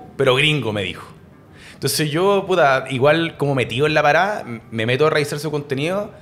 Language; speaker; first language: Spanish; native; Spanish